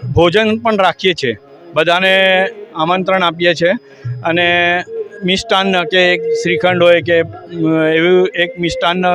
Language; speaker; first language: Gujarati; non-native, local second language; Marathi